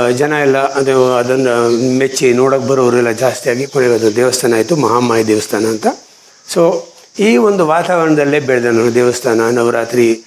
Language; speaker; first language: Kannada; non-native, local second language; Konkani